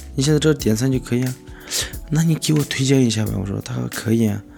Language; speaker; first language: Chinese; native; Chinese